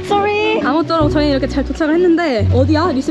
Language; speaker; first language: Korean; native; Korean